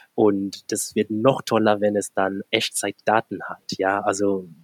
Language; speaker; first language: German; non-native, fluent; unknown